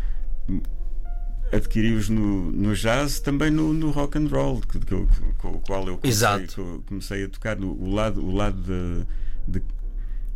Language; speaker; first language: Portuguese; native; Portuguese